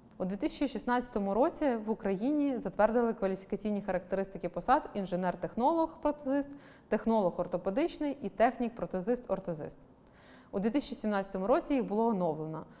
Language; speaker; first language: Ukrainian; native; Ukrainian